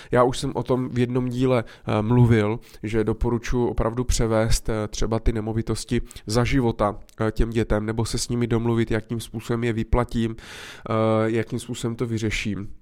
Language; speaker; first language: Czech; native; Czech